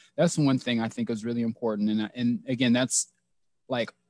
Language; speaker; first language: English; native; English